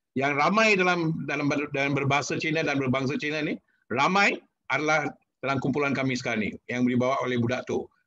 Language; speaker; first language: Malay; non-native, local second language; Tamil